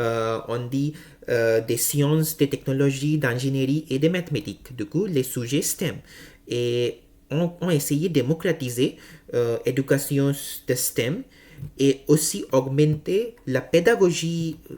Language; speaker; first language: French; non-native, learner; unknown